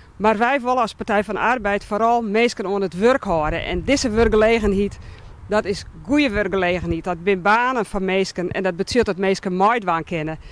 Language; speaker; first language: Dutch; non-native, local second language; Western Frisian